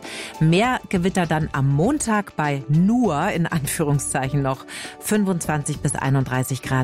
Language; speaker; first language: German; native; German